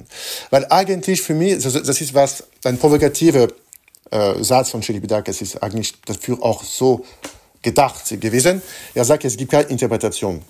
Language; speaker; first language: German; non-native, fluent; French